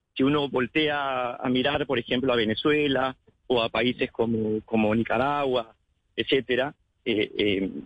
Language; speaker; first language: Spanish; native; Spanish